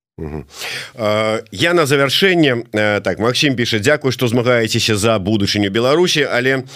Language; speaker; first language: Belarusian; non-native, local second language; Russian